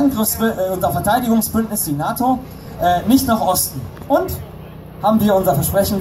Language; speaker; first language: German; native; German